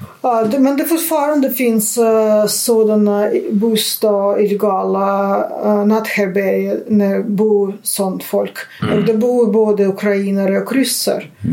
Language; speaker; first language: Swedish; non-native, fluent; Russian